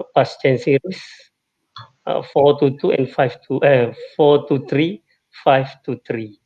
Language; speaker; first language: English; non-native, local second language; Malay